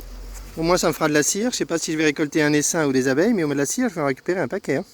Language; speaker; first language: French; native; French